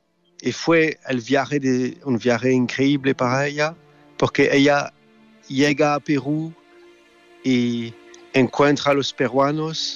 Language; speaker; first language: Spanish; non-native, learner; French